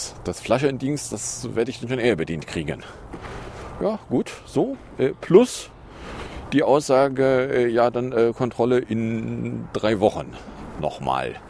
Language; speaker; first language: German; native; German